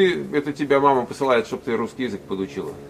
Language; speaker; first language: Russian; native; Russian